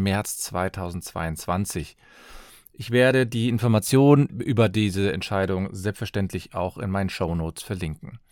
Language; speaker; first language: German; native; German